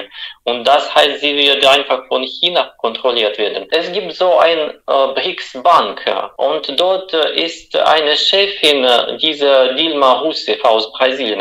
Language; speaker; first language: German; non-native, fluent; Russian